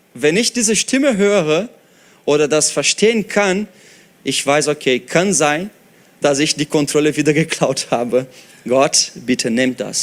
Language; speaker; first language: German; non-native, fluent; Portuguese